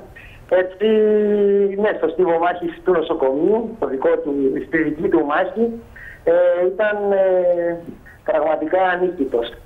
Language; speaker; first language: Greek; native; Greek